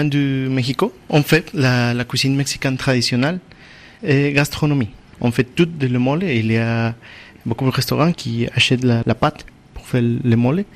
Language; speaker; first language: French; non-native, learner; Spanish